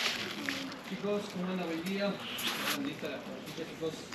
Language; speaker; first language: Spanish; native; Spanish